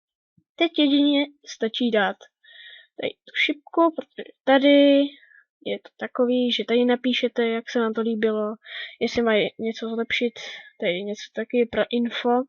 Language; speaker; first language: Czech; native; Czech